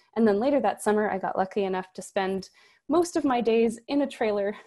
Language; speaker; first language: English; native; English